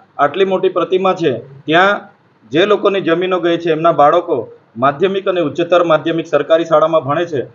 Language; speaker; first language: Gujarati; non-native, local second language; Vasavi